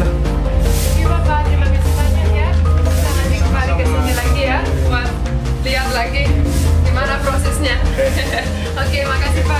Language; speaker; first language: Indonesian; non-native, learner; Romanian